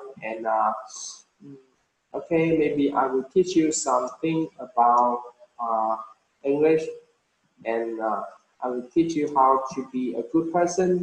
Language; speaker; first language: English; non-native, fluent; Vietnamese